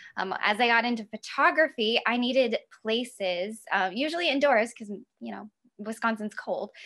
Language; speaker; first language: English; native; English